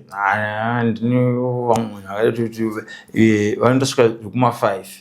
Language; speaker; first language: Shona; native; Shona